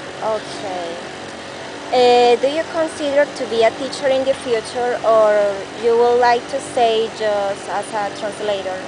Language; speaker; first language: English; non-native, learner; Spanish